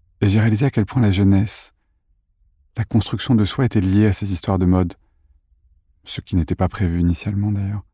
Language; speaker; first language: French; native; French